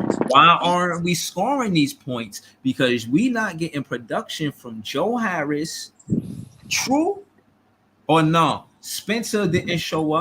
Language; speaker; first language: English; native; English